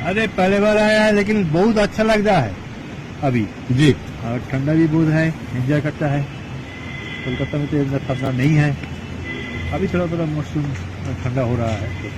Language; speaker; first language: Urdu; non-native, local second language; Bangla